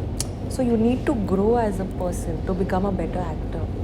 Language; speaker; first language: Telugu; non-native, learner; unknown